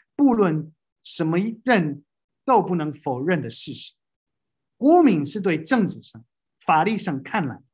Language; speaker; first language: Chinese; non-native, fluent; English